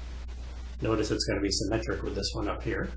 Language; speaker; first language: English; native; English